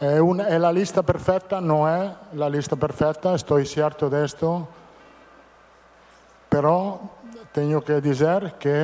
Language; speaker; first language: Portuguese; non-native, fluent; Italian